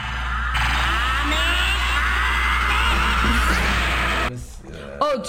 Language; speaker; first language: English; non-native, fluent; Korean